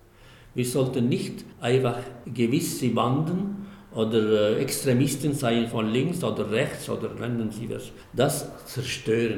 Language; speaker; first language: German; non-native, fluent; Arabic